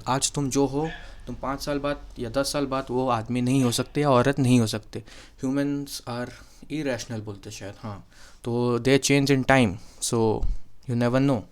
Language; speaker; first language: Hindi; non-native, local second language; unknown